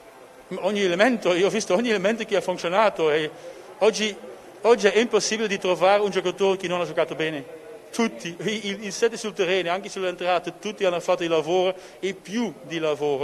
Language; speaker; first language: Italian; non-native, fluent; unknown